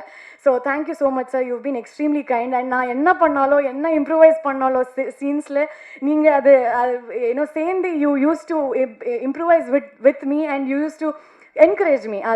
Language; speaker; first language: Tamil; non-native, learner; Kannada